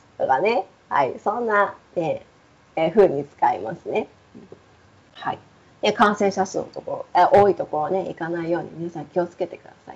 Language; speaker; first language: Japanese; native; Japanese